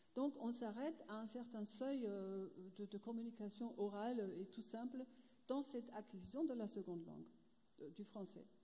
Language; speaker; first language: French; non-native, fluent; German